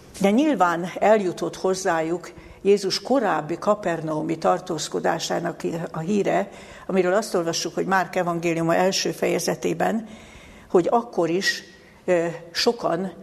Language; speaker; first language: Hungarian; native; Hungarian